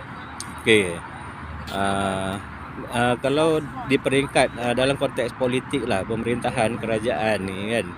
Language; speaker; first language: Malay; native; Malay